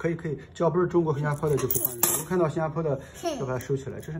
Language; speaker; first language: Chinese; native; Chinese